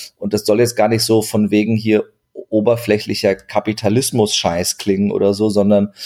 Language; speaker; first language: German; early bilingual, other home language; Turkish